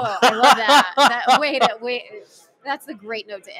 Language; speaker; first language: English; native; English